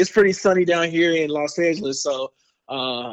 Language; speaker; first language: English; native; English